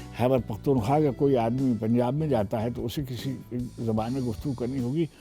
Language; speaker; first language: Urdu; native; Urdu